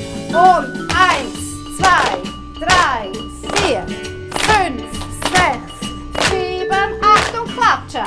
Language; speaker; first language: German; native; German